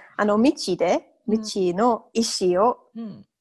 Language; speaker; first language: Japanese; non-native, learner; English